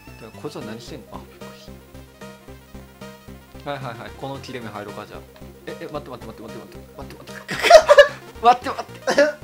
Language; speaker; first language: Japanese; native; Japanese